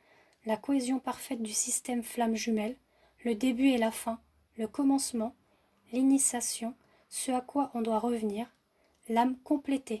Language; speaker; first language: French; native; French